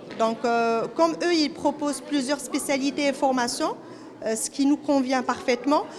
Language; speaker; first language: French; non-native, local second language; Arabic